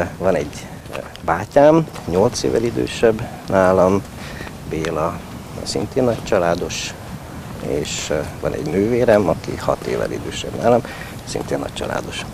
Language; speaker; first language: Hungarian; native; Hungarian